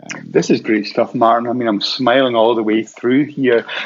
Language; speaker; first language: English; native; English